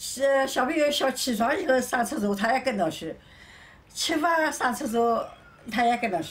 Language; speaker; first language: Chinese; native; Chinese